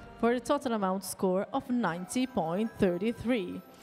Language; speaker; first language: English; non-native, fluent; Italian